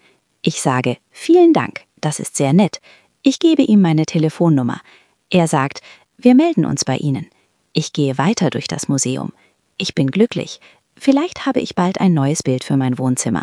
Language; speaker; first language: German; non-native, fluent; Turkish